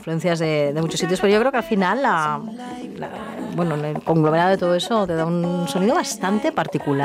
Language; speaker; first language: Spanish; native; Spanish